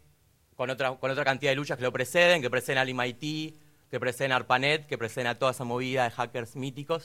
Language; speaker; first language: Spanish; native; Spanish